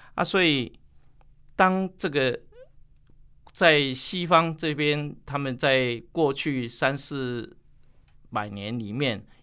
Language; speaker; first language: Chinese; native; Chinese